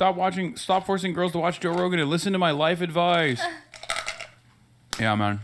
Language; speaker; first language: English; native; English